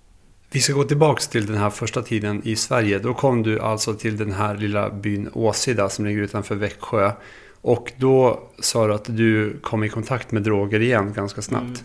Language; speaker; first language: Swedish; native; Swedish